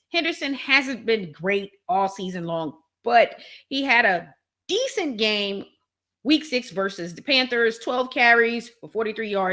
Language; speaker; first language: English; native; English